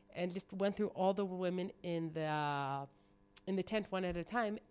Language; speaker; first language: English; native; English